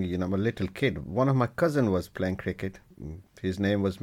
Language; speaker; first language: English; non-native, local second language; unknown